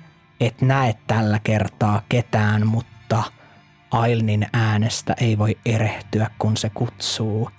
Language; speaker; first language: Finnish; native; Finnish